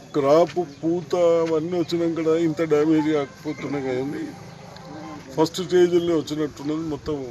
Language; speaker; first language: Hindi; non-native, local second language; Telugu